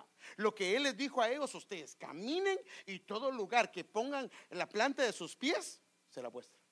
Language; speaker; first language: Spanish; native; Spanish